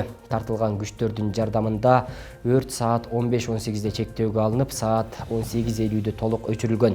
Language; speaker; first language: Kyrgyz; native; Kyrgyz